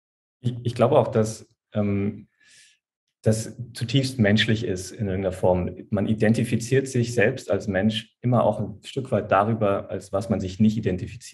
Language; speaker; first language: German; native; German